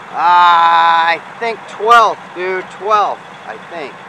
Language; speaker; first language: English; non-native, fluent; German